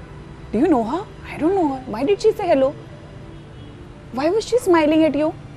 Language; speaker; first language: English; non-native, local second language; Hindi